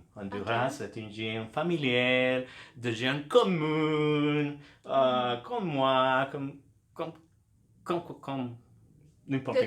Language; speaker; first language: French; non-native, fluent; Spanish